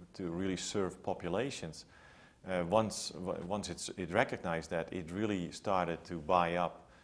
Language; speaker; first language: English; non-native, fluent; Dutch